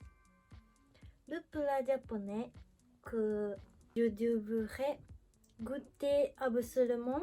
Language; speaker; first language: French; non-native, learner; Japanese